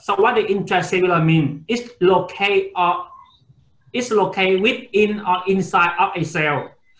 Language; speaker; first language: English; non-native, fluent; Vietnamese